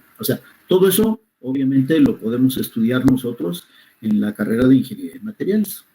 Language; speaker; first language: Spanish; native; Spanish